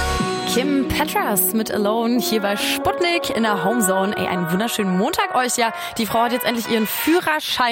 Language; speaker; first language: German; native; German